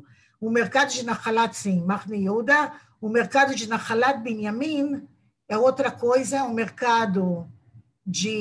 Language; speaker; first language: Portuguese; non-native, fluent; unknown